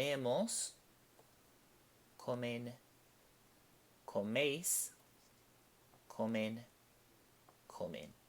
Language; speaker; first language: Spanish; non-native, fluent; English